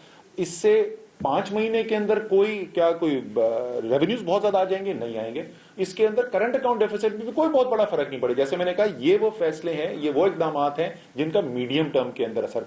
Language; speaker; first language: Urdu; native; Urdu